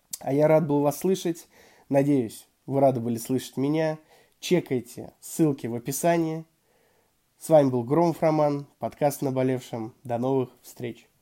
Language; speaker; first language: Russian; native; Russian